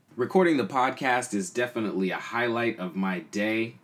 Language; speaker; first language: English; native; English